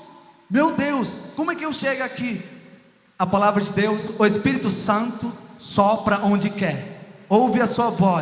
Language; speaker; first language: Portuguese; non-native, local second language; Ticuna